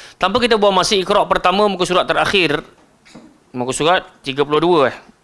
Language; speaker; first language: Malay; native; Malay